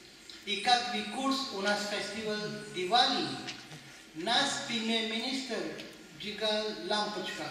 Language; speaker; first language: Russian; non-native, learner; Hindi